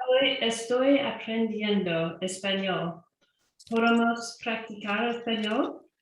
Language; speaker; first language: Spanish; non-native, learner; English